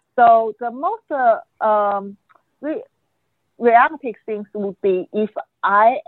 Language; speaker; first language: English; non-native, fluent; Chinese